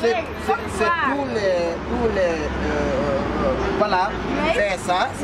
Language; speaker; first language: French; non-native, learner; Wolof